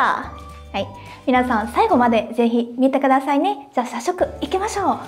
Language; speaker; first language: Japanese; non-native, fluent; Vietnamese